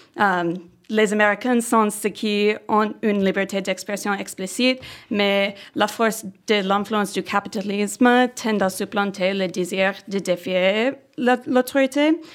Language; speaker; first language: French; non-native, fluent; English